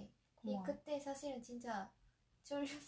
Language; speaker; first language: Korean; non-native, fluent; Japanese